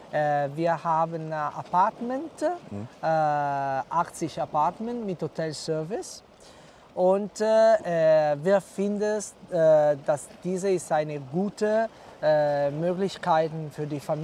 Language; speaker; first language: German; non-native, learner; Italian